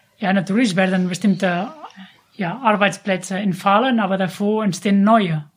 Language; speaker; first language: German; non-native, fluent; Catalan